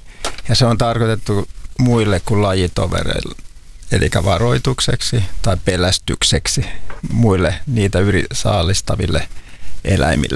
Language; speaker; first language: Finnish; native; Finnish